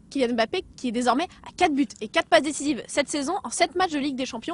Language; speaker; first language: French; native; French